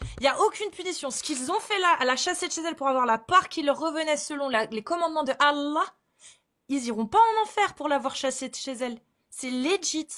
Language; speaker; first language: French; native; French